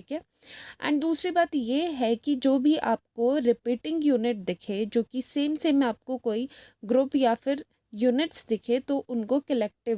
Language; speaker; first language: Hindi; native; Hindi